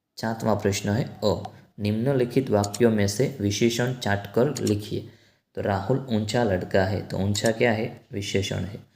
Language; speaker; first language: Hindi; non-native, local second language; Gujarati